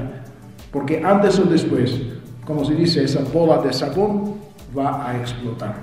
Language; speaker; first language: Spanish; non-native, fluent; Russian